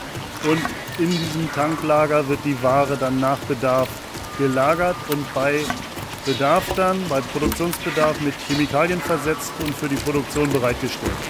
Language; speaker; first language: German; native; German